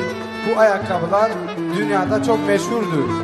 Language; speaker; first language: Turkish; non-native, fluent; Tajik